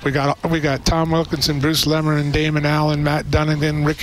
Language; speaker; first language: English; native; English